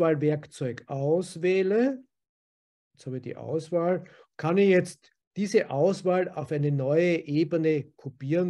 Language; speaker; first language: German; native; German